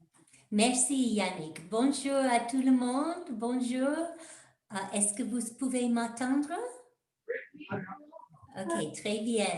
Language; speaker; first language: French; non-native, fluent; English